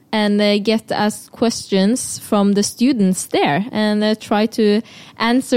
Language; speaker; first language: English; non-native, fluent; Norwegian